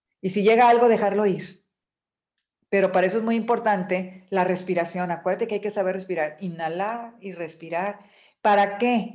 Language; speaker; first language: Spanish; native; Spanish